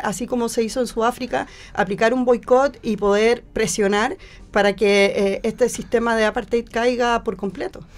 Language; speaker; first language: Spanish; native; Spanish